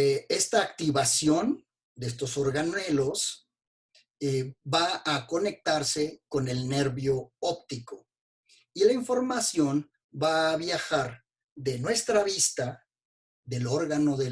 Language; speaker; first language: Spanish; native; Spanish